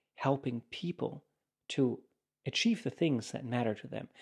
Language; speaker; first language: English; non-native, fluent; German